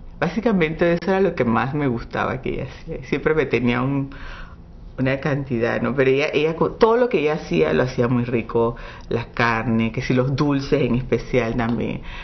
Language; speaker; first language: Spanish; non-native, local second language; English